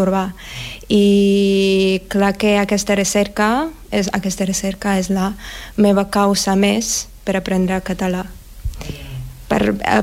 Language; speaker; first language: Catalan; non-native, learner; Russian